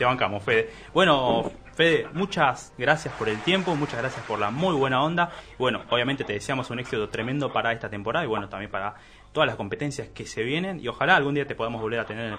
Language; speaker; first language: Spanish; native; Spanish